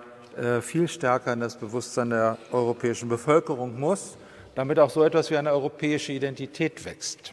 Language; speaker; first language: German; native; German